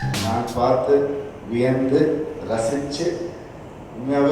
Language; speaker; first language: Tamil; native; Tamil